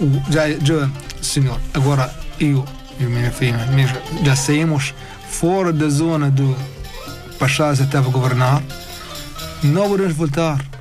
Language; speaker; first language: Portuguese; non-native, learner; Arabic